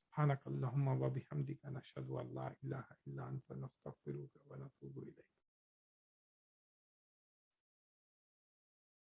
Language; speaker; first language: Arabic; non-native, fluent; Urdu